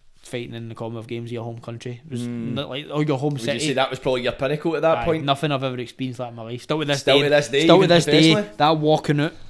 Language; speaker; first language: English; native; English